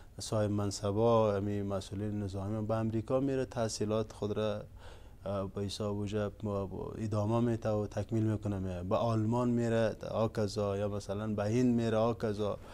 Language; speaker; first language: Persian; non-native, local second language; Uzbek